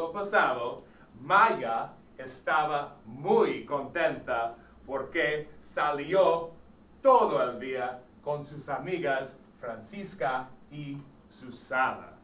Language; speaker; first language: Spanish; non-native, fluent; English